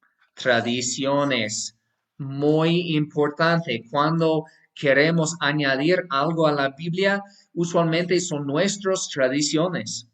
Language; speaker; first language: Spanish; non-native, fluent; English